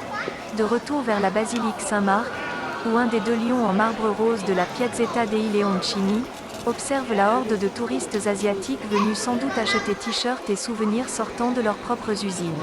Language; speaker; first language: French; native; French